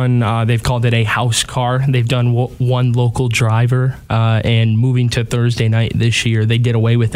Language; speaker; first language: English; native; English